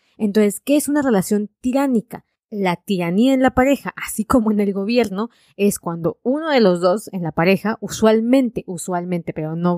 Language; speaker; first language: Spanish; native; Spanish